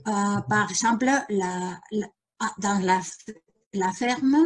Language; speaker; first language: French; non-native, learner; Spanish